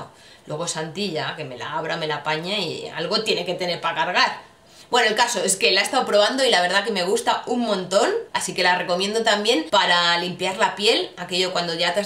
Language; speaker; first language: Spanish; native; Spanish